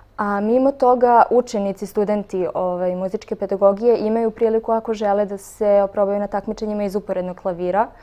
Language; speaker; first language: Serbian; native; Serbian